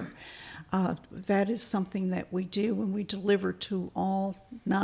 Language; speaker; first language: English; early bilingual, other home language; Spanish